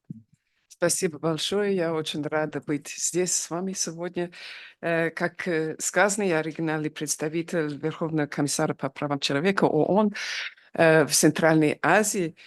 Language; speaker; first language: Russian; non-native, fluent; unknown